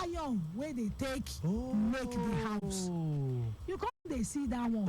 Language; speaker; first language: Nigerian Pidgin; non-native, local second language; Yoruba